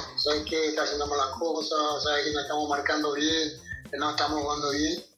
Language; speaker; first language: Spanish; native; Spanish